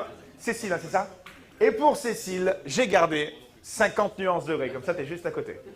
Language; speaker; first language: French; native; French